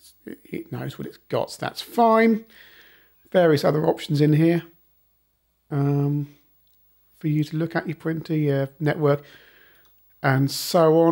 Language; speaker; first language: English; native; English